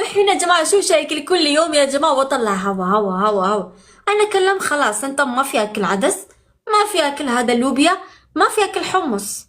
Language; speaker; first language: Arabic; non-native, learner; Pashto